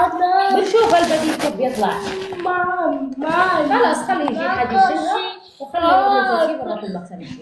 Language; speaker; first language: Arabic; non-native, local second language; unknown